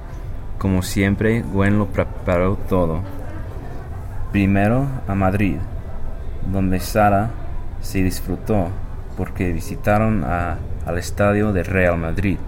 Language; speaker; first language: Spanish; non-native, learner; English